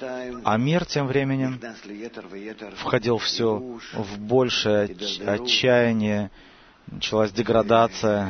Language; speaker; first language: Russian; native; Russian